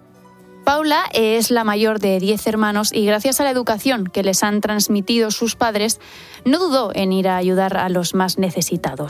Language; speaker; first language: Spanish; native; Spanish